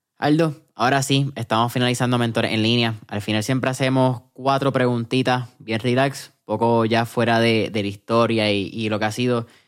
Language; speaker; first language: Spanish; native; Spanish